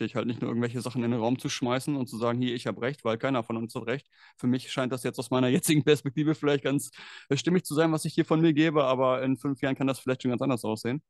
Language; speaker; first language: German; native; German